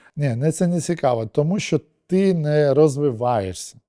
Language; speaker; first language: Ukrainian; non-native, local second language; Russian